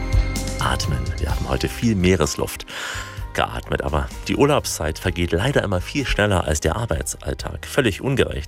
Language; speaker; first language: German; native; German